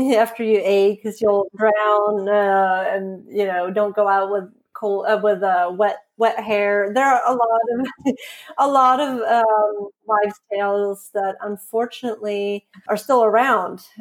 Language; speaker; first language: English; non-native, fluent; Swedish